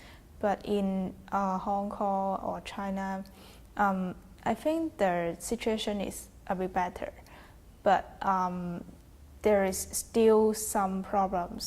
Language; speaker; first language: English; non-native, fluent; Chinese